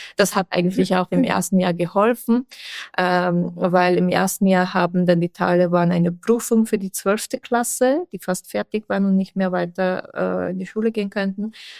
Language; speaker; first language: German; non-native, fluent; Persian